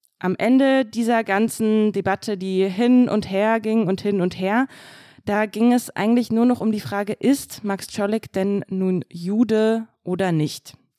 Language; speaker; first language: German; early bilingual, other home language; Russian